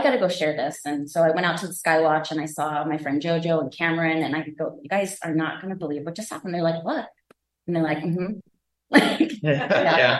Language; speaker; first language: English; native; English